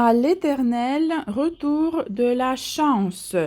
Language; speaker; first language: French; non-native, fluent; Ukrainian